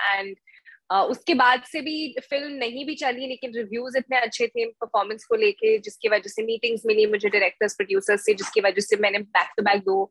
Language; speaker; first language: Hindi; native; Hindi